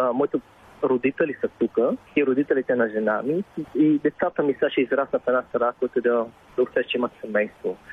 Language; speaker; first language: Bulgarian; early bilingual, other home language; Vietnamese